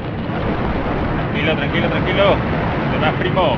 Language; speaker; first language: Spanish; native; Spanish